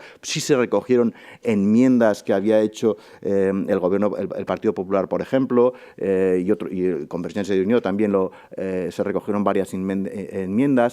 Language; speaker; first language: Spanish; native; Spanish